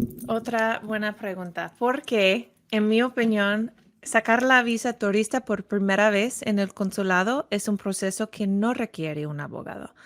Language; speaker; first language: Spanish; non-native, fluent; English